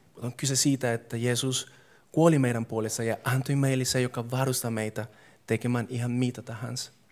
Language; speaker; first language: Finnish; non-native, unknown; English